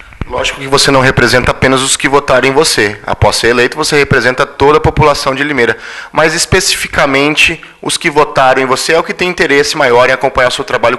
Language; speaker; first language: Portuguese; native; Portuguese